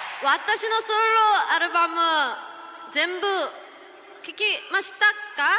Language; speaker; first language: Japanese; non-native, fluent; Korean